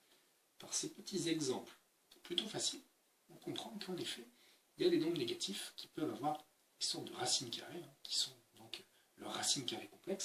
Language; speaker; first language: French; native; French